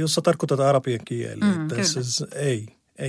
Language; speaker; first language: Finnish; non-native, learner; Arabic